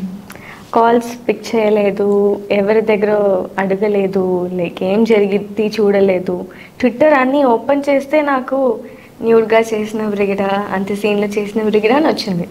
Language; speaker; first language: Telugu; non-native, learner; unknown